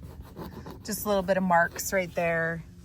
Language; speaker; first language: English; native; English